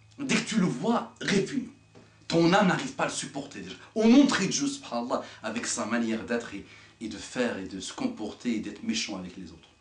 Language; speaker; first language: French; non-native, local second language; Arabic